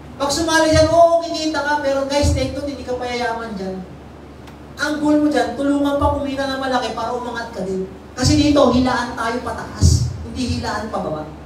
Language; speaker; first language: Filipino; native; Filipino